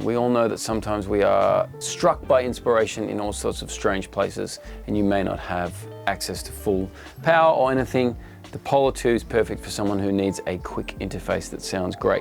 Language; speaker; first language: English; native; English